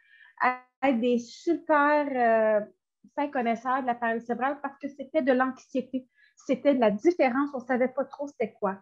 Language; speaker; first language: French; native; French